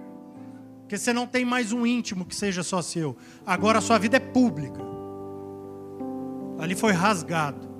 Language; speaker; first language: Portuguese; native; Portuguese